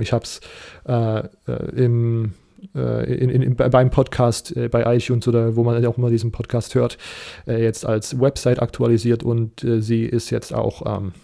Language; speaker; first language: German; native; German